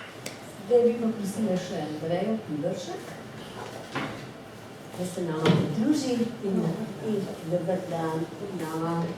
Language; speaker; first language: Slovenian; native; Slovenian